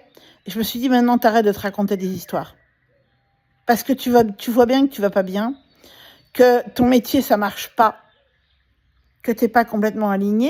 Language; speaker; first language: French; native; French